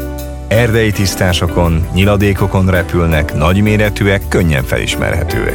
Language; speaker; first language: Hungarian; native; Hungarian